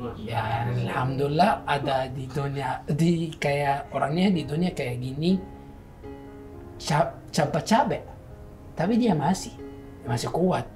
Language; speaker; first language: Indonesian; non-native, learner; Arabic